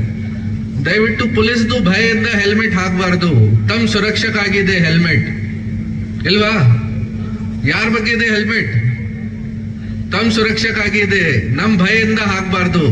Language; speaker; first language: Kannada; non-native, learner; Hindi